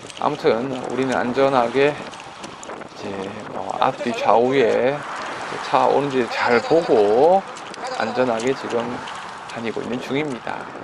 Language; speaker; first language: Korean; native; Korean